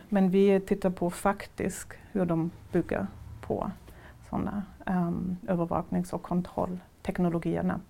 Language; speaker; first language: Swedish; non-native, fluent; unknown